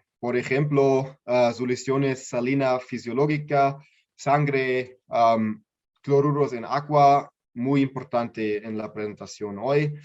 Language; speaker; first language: Spanish; non-native, learner; German